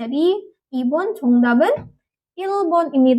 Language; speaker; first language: Korean; non-native, fluent; Indonesian